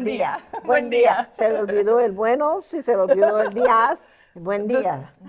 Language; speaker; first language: Spanish; early bilingual, heritage; Spanish